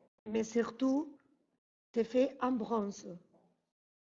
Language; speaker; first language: French; non-native, fluent; Spanish